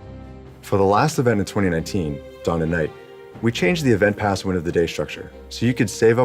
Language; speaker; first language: English; native; English